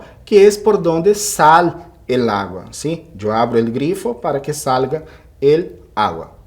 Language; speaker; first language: Spanish; non-native, fluent; Portuguese